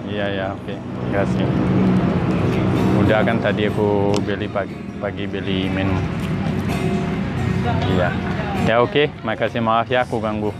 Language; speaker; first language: Indonesian; non-native, learner; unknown